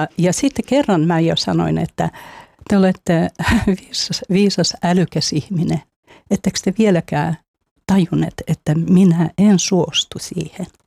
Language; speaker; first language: Finnish; non-native, fluent; Russian